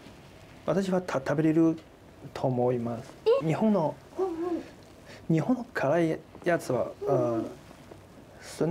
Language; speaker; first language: Japanese; non-native, learner; Chinese